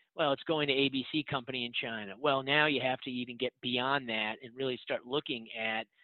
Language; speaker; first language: English; native; English